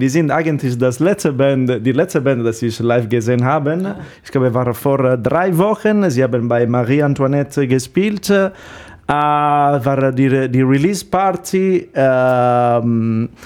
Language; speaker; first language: German; non-native, learner; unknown